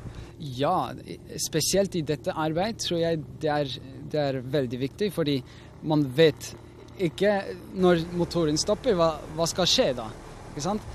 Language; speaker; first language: Norwegian; non-native, fluent; Swiss German